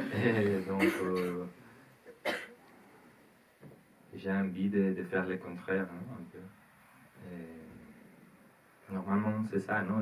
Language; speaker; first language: French; non-native, learner; Spanish